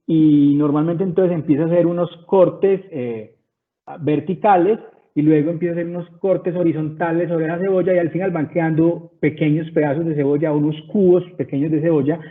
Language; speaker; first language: Spanish; native; Spanish